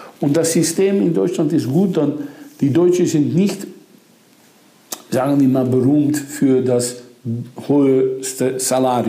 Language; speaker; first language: German; non-native, fluent; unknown